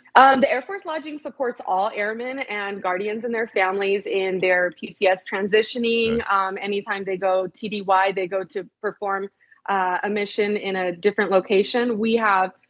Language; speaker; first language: English; native; English